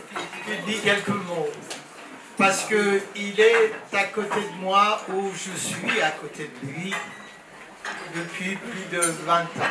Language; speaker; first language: French; non-native, fluent; Persian